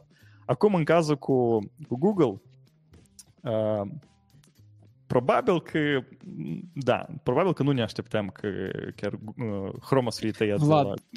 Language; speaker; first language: Romanian; native; Romanian